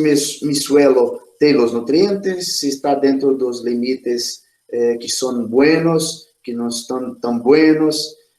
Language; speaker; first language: Spanish; non-native, fluent; Portuguese